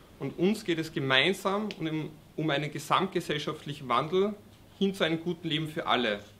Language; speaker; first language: German; native; German